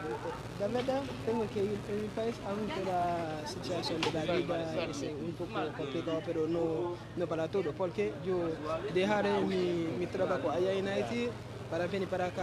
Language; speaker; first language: Spanish; non-native, learner; Haitian Creole